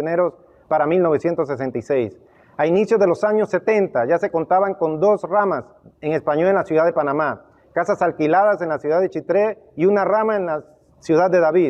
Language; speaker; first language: Spanish; native; Spanish